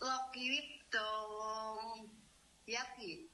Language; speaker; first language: Cantonese; non-native, learner; Indonesian